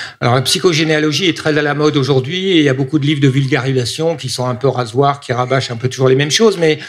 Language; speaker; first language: French; native; French